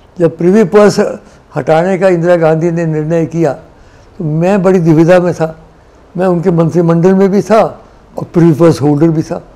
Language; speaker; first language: Hindi; non-native, local second language; Dogri